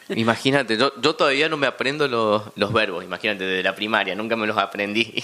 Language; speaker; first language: Spanish; native; Spanish